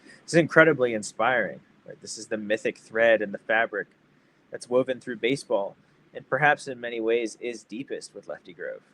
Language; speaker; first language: English; native; English